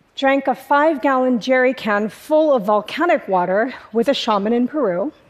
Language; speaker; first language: English; native; English